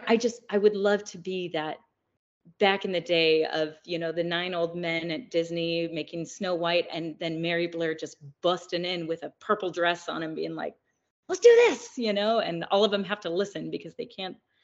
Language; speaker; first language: English; native; English